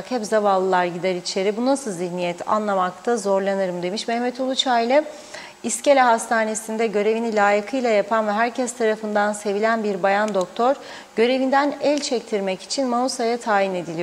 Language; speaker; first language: Turkish; native; Turkish